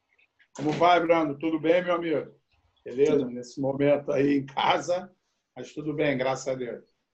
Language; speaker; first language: Portuguese; native; Portuguese